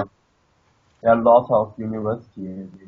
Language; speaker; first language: English; non-native, learner; Chinese